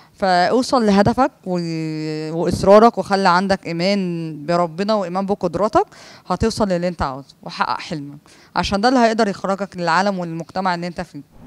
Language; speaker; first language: Arabic; native; Arabic